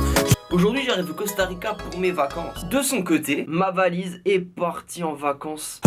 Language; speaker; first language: French; native; French